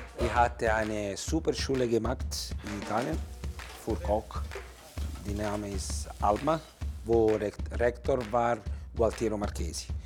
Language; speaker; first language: German; non-native, learner; Italian